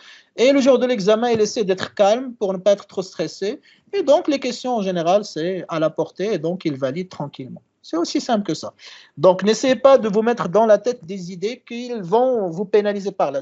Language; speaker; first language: French; non-native, local second language; Arabic